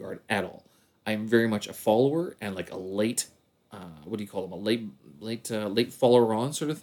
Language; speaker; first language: English; native; English